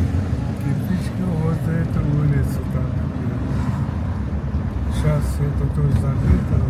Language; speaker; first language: Russian; non-native, local second language; Uzbek